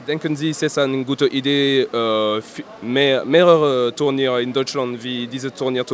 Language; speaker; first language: German; non-native, learner; French